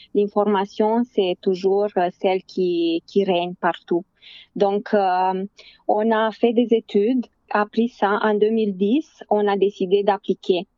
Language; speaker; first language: French; non-native, fluent; Romanian